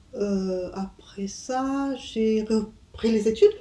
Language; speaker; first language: French; non-native, fluent; English